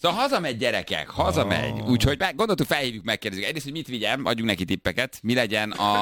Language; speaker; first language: Hungarian; native; Hungarian